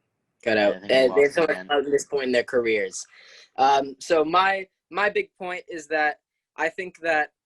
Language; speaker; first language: English; native; English